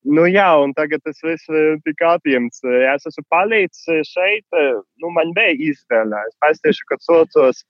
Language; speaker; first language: Latvian; non-native, fluent; Russian